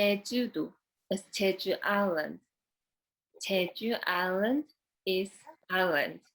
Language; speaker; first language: English; non-native, fluent; Korean